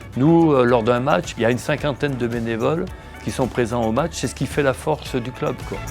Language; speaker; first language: French; native; French